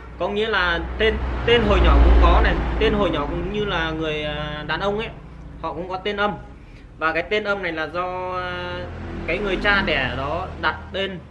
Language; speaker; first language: Vietnamese; non-native, local second language; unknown